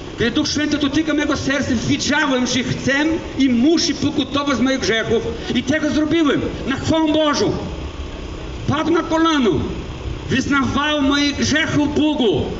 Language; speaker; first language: Polish; early bilingual, heritage; Polish